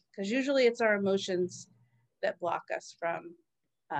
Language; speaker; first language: English; native; English